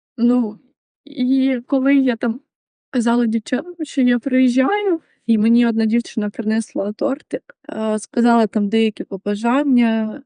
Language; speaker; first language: Ukrainian; native; Ukrainian